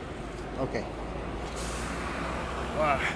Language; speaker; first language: Thai; non-native, fluent; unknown